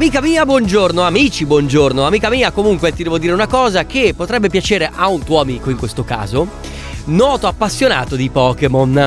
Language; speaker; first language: Italian; native; Italian